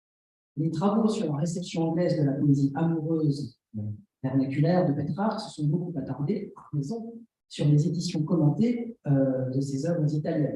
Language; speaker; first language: French; native; French